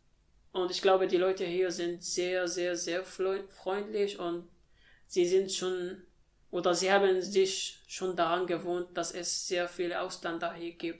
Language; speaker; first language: German; non-native, learner; Arabic